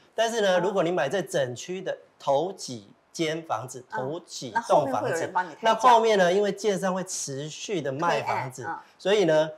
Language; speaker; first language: Chinese; native; Chinese